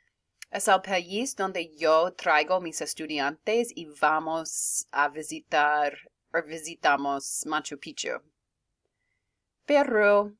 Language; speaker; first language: Spanish; non-native, fluent; English